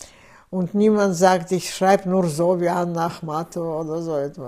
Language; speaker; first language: German; non-native, fluent; Russian